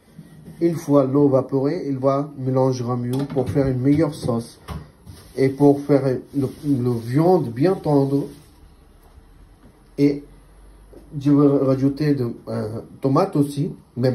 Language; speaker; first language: French; non-native, learner; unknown